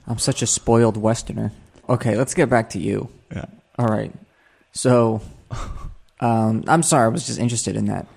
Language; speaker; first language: English; native; English